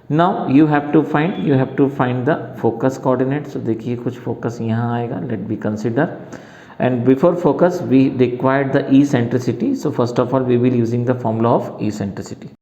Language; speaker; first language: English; non-native, local second language; Hindi